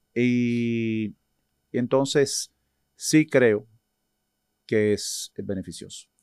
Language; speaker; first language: Spanish; native; Spanish